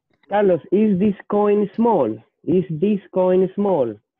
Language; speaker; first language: English; non-native, fluent; Spanish